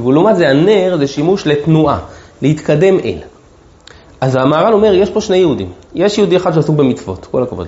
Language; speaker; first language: Hebrew; native; Hebrew